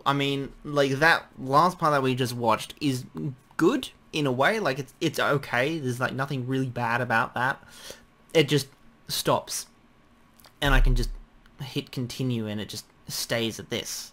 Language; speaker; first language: English; native; English